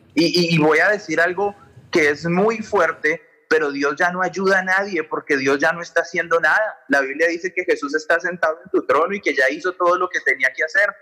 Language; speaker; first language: Spanish; native; Spanish